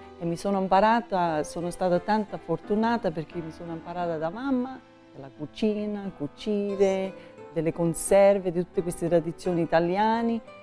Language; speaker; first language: Italian; early bilingual, heritage; Italian